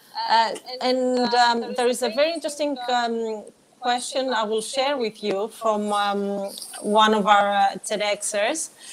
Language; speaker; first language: English; non-native, fluent; Greek